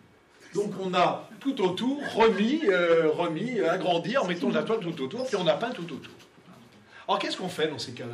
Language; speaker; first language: French; native; French